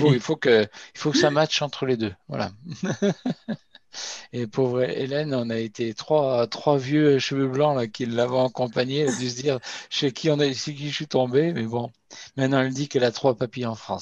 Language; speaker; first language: French; native; French